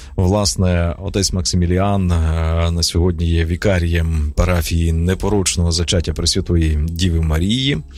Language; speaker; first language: Ukrainian; native; Ukrainian